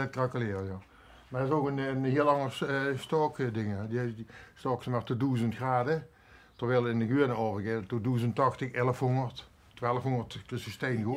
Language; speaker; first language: Dutch; native; Dutch